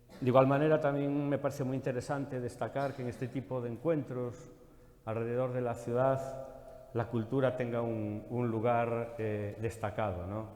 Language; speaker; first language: Spanish; native; Spanish